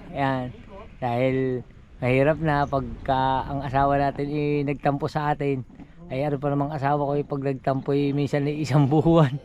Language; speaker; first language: Filipino; native; Filipino